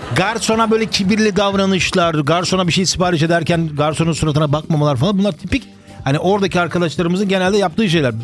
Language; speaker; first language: Turkish; early bilingual, heritage; Turkish